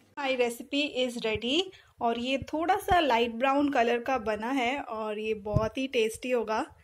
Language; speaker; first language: Hindi; non-native, local second language; Bangla